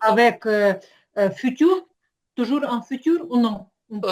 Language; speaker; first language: French; non-native, fluent; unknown